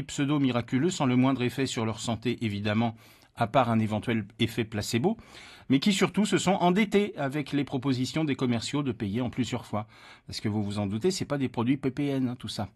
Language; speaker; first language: French; native; French